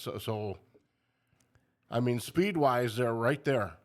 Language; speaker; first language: English; native; English